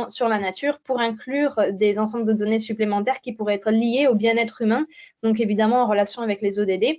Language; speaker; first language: French; native; French